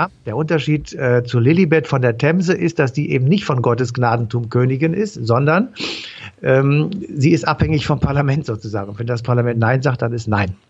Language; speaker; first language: German; native; German